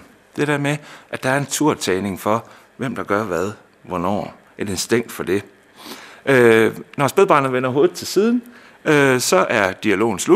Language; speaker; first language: Danish; native; Danish